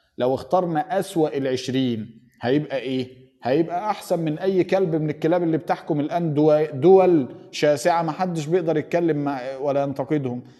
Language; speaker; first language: Arabic; native; Arabic